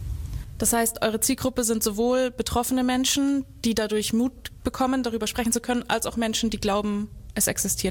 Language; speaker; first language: German; native; German